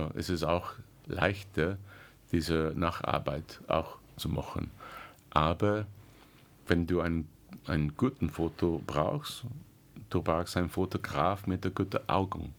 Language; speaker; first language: German; non-native, learner; English